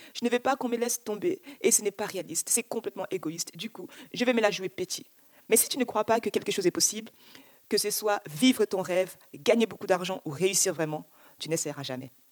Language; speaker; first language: French; early bilingual, other home language; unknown